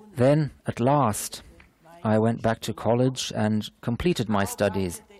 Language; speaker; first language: English; non-native, fluent; German